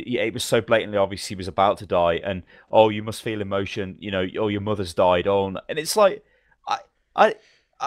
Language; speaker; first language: English; native; English